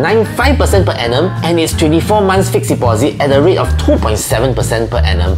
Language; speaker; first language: English; native; English